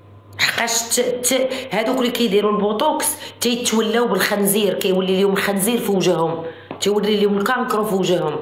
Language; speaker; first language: Arabic; native; Arabic